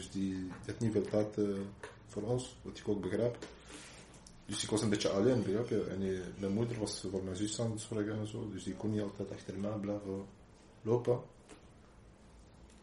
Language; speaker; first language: Dutch; non-native, local second language; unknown